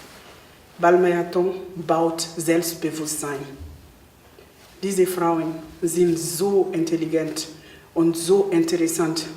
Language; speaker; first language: German; non-native, fluent; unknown